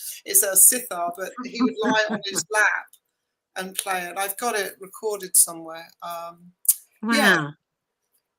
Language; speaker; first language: English; native; English